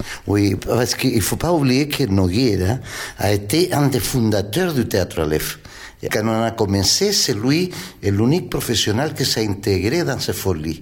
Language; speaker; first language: French; non-native, fluent; Spanish